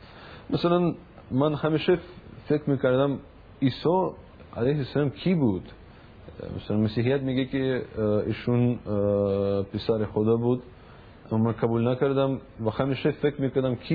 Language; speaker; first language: Persian; non-native, learner; Russian